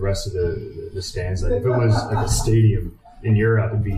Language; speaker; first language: English; native; English